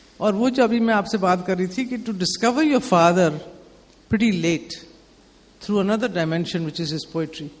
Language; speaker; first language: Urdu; non-native, local second language; Punjabi